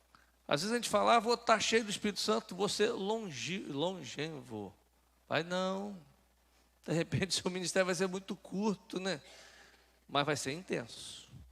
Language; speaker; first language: Portuguese; native; Portuguese